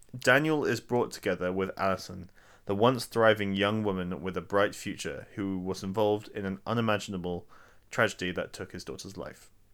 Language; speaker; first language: English; native; English